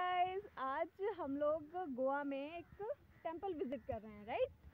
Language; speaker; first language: Hindi; native; Hindi